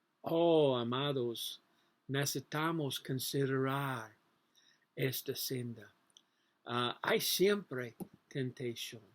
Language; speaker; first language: Spanish; non-native, learner; English